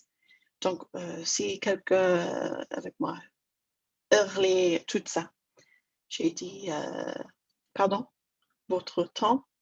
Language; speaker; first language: French; non-native, fluent; English